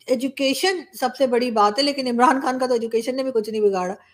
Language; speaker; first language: Urdu; native; Urdu